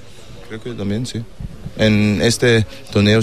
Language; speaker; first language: Spanish; non-native, learner; German